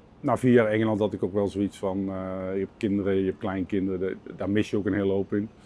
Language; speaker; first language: Dutch; native; Dutch